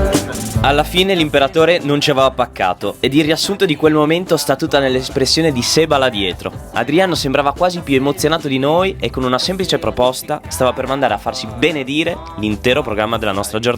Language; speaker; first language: Italian; native; Italian